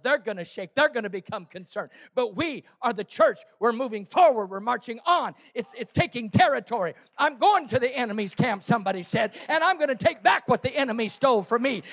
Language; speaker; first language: English; native; English